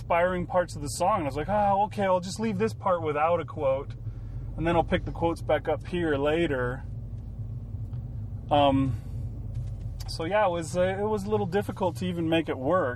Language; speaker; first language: English; native; English